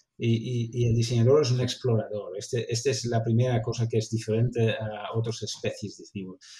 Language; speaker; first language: Spanish; non-native, fluent; Dutch